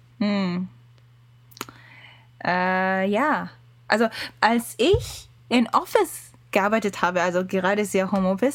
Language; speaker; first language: German; non-native, learner; Japanese